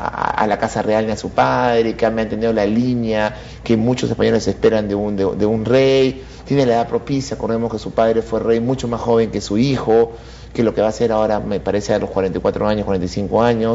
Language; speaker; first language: Spanish; native; Spanish